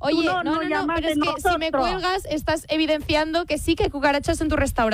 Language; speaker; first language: Spanish; non-native, local second language; Catalan